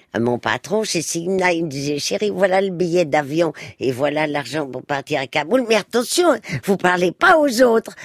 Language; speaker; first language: French; early bilingual, other home language; Spanish